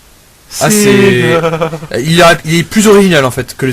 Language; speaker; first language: French; native; French